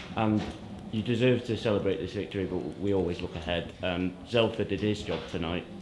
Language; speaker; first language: English; native; English